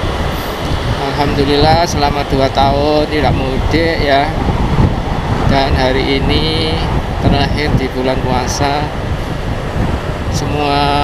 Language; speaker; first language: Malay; non-native, local second language; Javanese